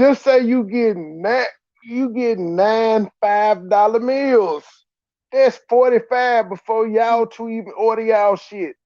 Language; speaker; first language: English; native; English